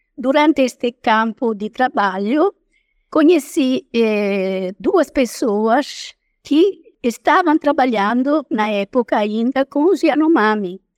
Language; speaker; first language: Portuguese; non-native, fluent; Italian